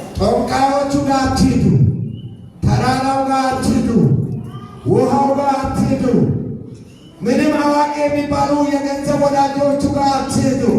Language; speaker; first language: Amharic; non-native, local second language; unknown